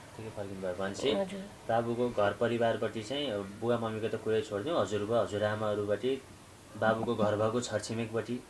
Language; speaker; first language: Nepali; native; Nepali